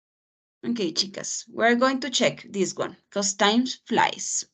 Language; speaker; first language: English; non-native, fluent; Spanish